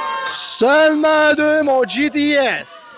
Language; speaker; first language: French; native; French